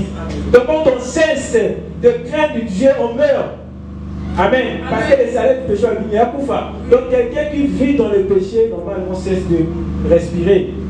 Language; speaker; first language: French; non-native, local second language; Lingala